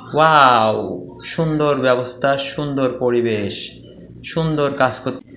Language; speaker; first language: Bangla; native; Bangla